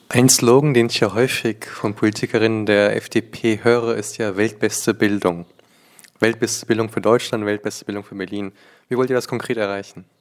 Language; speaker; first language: German; early bilingual, other home language; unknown